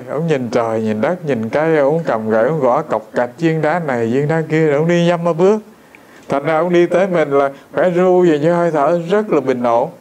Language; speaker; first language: Vietnamese; native; Vietnamese